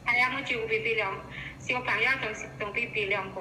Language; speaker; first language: Cantonese; non-native, learner; Indonesian